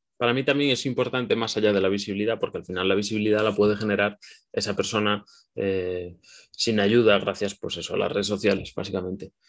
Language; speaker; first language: Spanish; native; Spanish